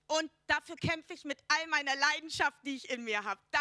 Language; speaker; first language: German; native; German